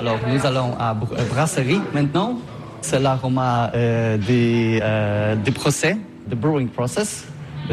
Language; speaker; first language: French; non-native, learner; Polish